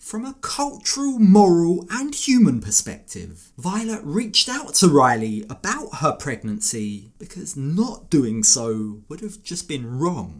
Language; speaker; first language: English; native; English